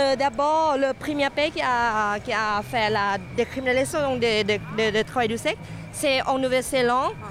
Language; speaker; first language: French; non-native, fluent; Thai